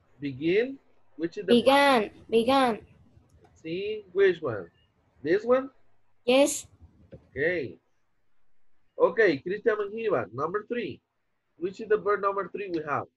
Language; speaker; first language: English; non-native, fluent; Spanish